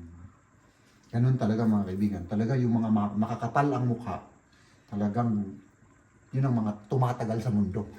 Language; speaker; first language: Filipino; native; Filipino